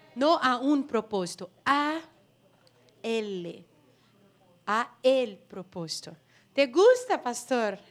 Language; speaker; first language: Spanish; non-native, fluent; Portuguese